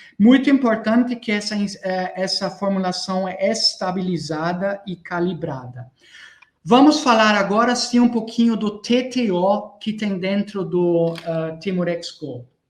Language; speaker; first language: Portuguese; non-native, fluent; German